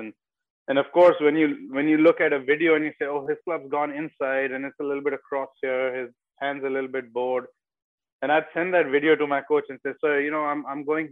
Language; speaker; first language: English; non-native, local second language; Bangla